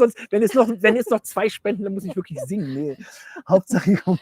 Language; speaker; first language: German; native; German